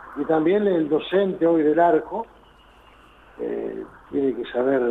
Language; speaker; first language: Spanish; native; Spanish